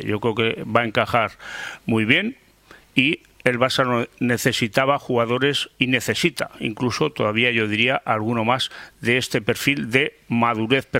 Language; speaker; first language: Spanish; native; Spanish